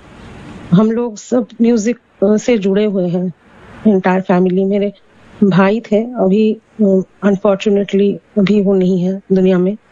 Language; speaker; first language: Hindi; non-native, local second language; Bangla